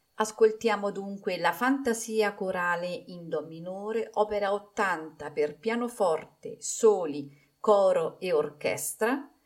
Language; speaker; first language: Italian; native; Italian